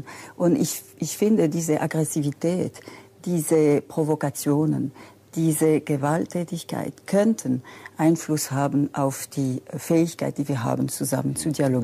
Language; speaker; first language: German; non-native, local second language; French